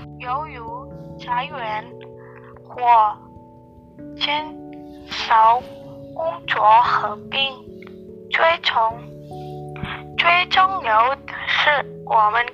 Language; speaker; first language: Chinese; non-native, learner; Indonesian